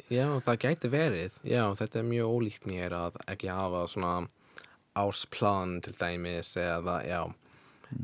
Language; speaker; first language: Icelandic; non-native, fluent; English